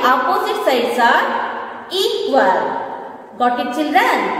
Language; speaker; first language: English; non-native, local second language; Kannada